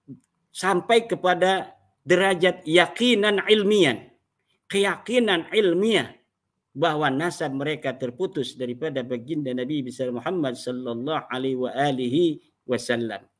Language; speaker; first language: Indonesian; native; Indonesian